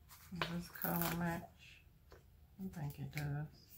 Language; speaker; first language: English; native; English